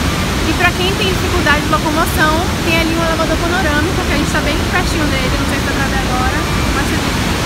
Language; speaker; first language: Portuguese; native; Portuguese